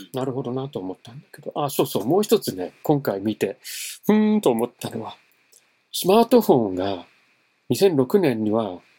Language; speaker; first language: Japanese; non-native, fluent; English